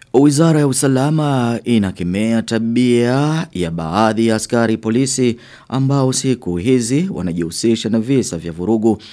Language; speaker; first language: Swahili; non-native, local second language; Rundi